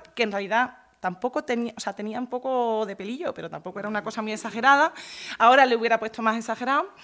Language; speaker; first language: Spanish; native; Spanish